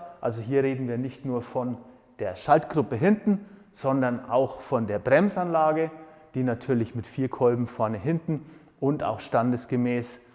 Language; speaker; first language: German; native; German